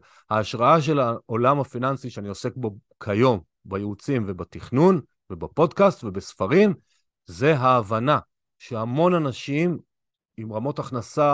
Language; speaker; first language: Hebrew; native; Hebrew